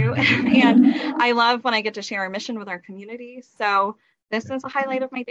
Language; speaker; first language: English; native; English